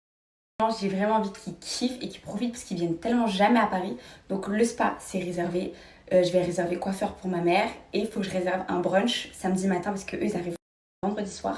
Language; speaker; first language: French; native; French